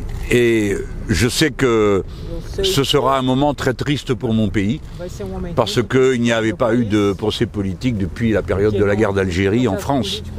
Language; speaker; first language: French; native; French